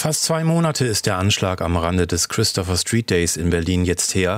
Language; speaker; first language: German; native; German